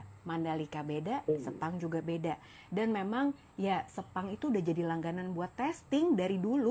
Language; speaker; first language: Indonesian; native; Indonesian